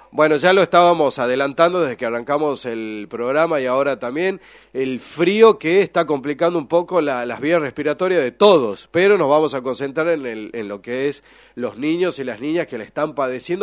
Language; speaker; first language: Spanish; native; Spanish